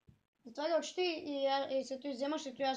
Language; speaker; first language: Bulgarian; native; Bulgarian